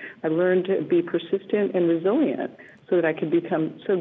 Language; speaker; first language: English; native; English